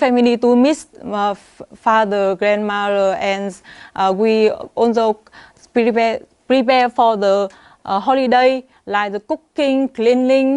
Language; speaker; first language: English; non-native, learner; Vietnamese